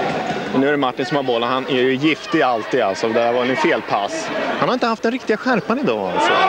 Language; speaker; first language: Swedish; native; Swedish